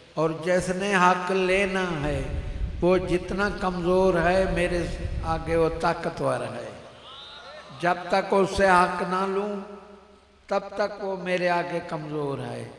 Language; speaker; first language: Urdu; native; Urdu